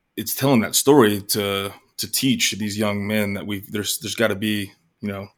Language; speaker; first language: English; native; English